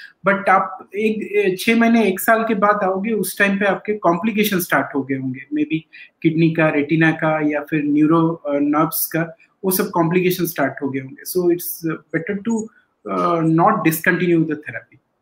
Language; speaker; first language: Hindi; non-native, local second language; Odia